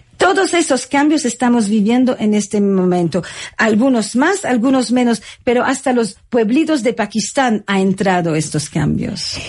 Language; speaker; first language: Spanish; non-native, fluent; French